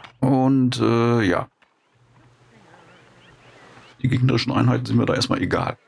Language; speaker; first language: German; native; German